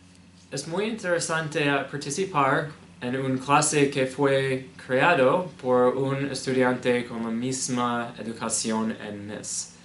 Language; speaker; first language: Spanish; non-native, learner; English